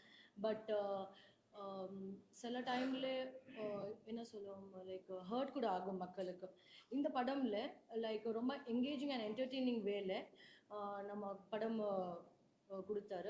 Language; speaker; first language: Tamil; non-native, learner; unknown